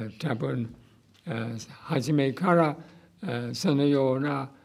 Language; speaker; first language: Japanese; non-native, fluent; English